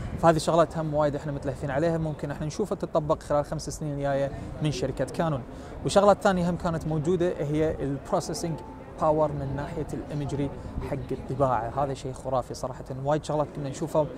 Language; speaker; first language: Arabic; native; Arabic